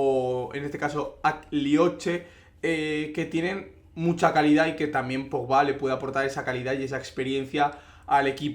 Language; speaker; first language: Spanish; native; Spanish